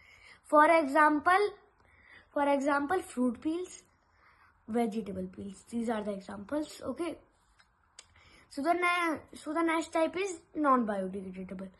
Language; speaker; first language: English; non-native, local second language; Hindi